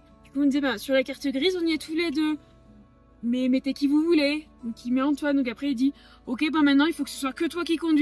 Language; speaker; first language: French; native; French